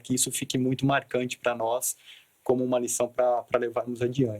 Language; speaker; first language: Portuguese; native; Portuguese